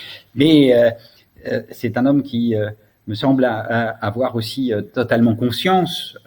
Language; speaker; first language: French; native; French